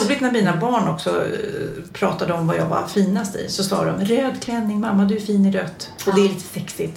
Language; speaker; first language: Swedish; native; Swedish